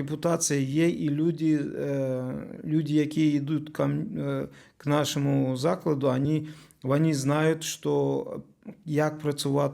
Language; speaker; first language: Ukrainian; non-native, learner; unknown